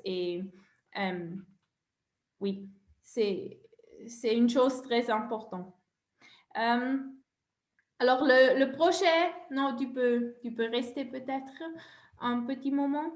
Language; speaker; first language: French; non-native, local second language; German